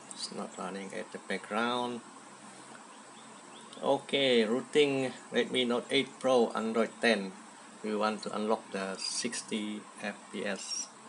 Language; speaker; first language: English; non-native, local second language; Malay